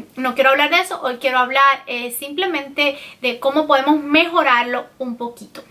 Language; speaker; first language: Spanish; native; Spanish